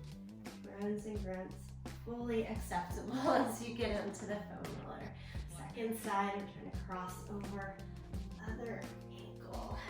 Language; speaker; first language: English; native; English